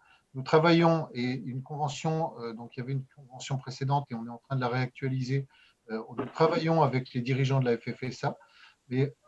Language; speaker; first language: French; native; French